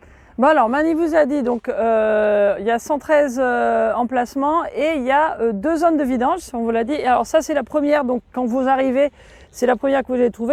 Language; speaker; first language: French; native; French